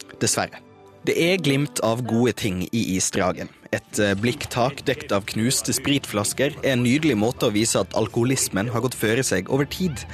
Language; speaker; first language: Norwegian; native; Norwegian